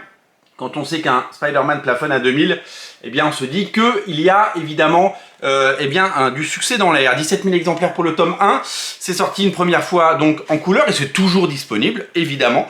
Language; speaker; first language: French; native; French